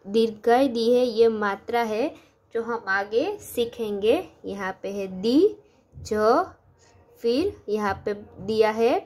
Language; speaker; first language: Hindi; non-native, local second language; Gujarati